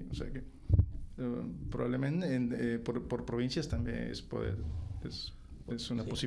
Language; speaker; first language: Catalan; non-native, fluent; Spanish